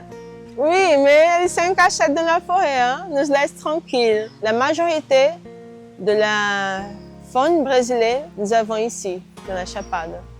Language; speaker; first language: French; non-native, learner; Portuguese